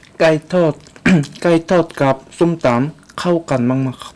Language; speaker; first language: Thai; non-native, learner; Korean